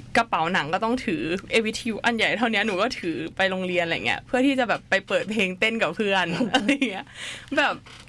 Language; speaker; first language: Thai; native; Thai